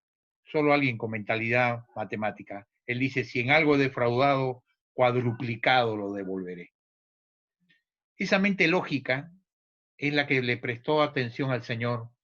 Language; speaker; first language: Spanish; native; Spanish